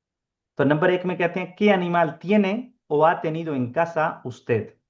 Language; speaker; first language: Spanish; non-native, fluent; Urdu